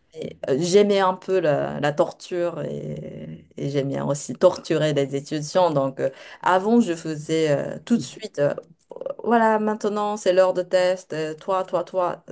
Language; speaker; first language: French; non-native, fluent; Japanese